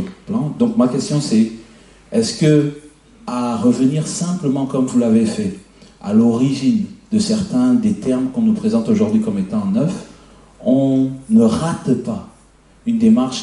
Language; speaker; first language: French; native; French